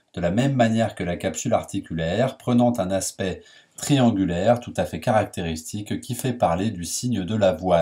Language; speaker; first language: French; native; French